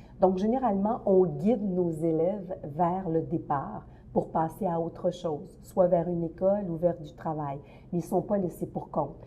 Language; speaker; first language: French; native; French